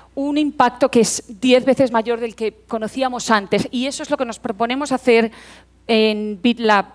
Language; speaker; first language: Spanish; native; Spanish